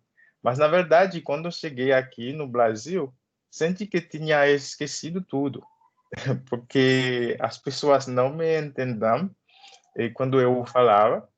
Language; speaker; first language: Portuguese; non-native, learner; Haitian Creole